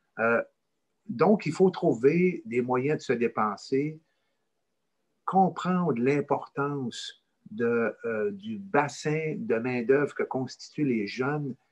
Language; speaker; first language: French; native; French